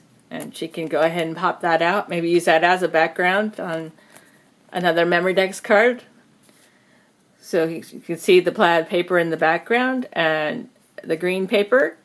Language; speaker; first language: English; native; English